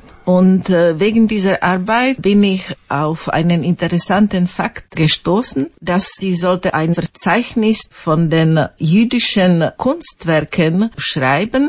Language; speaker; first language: German; non-native, fluent; Slovak